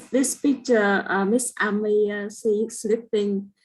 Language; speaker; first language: English; non-native, learner; Vietnamese